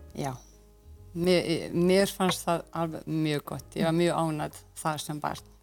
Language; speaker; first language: Icelandic; non-native, fluent; Hungarian